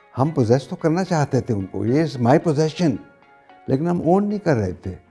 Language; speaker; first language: Urdu; non-native, local second language; Punjabi